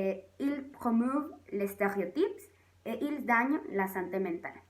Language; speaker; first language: French; non-native, learner; Spanish